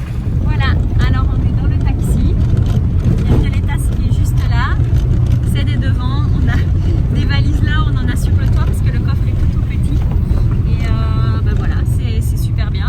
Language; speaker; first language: French; native; French